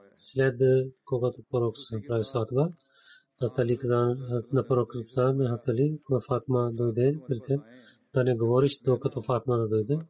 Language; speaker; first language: Bulgarian; non-native, learner; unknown